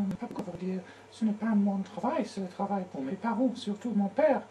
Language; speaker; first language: French; non-native, learner; English